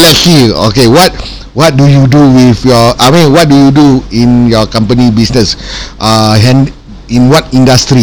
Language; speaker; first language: English; non-native, local second language; Malay